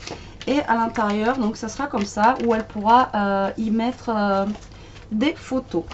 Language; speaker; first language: French; native; French